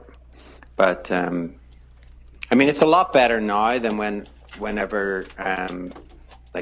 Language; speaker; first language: English; native; English